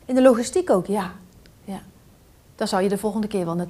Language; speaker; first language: Dutch; native; Dutch